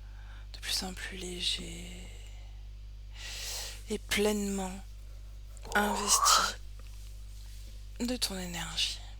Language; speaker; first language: French; native; French